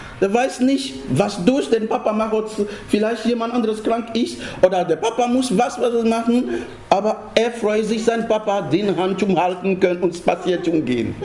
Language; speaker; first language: German; non-native, fluent; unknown